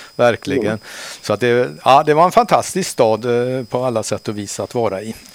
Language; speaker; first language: Swedish; native; Swedish